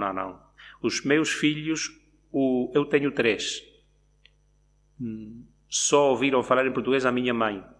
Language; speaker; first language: Portuguese; non-native, local second language; Spanish